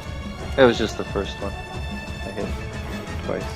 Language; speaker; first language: English; native; English